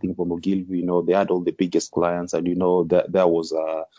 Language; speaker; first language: English; non-native, local second language; Luo (Kenya and Tanzania)